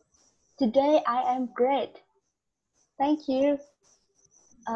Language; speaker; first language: English; non-native, learner; Vietnamese